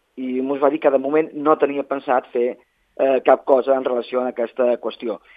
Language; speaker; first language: Catalan; native; Catalan